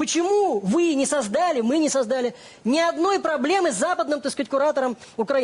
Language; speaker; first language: Russian; native; Russian